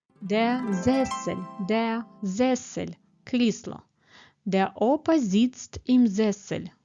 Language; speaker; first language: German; non-native, fluent; Ukrainian